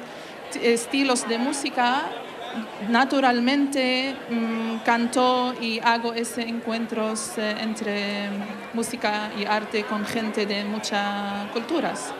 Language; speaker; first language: Spanish; non-native, learner; Arabic